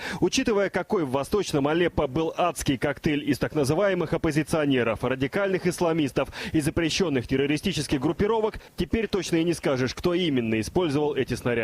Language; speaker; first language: Russian; native; Russian